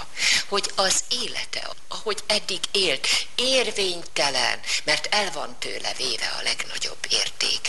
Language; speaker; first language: Hungarian; native; Hungarian